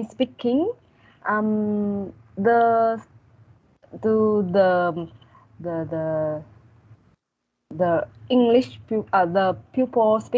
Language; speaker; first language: English; non-native, learner; Vietnamese